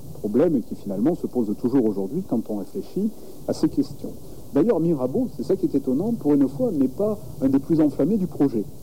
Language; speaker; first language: French; native; French